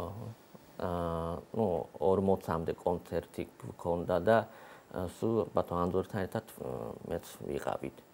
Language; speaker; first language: Georgian; non-native, fluent; Japanese